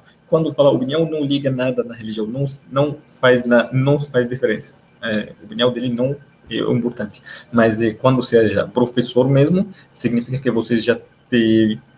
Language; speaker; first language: Portuguese; non-native, learner; Arabic